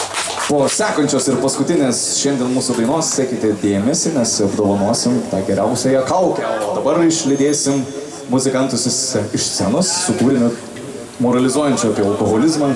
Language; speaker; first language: Lithuanian; native; Lithuanian